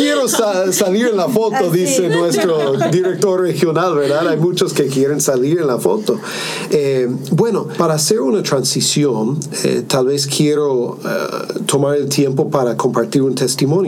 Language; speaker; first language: Spanish; non-native, fluent; English